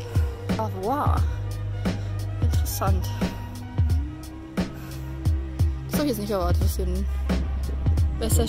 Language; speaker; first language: German; non-native, learner; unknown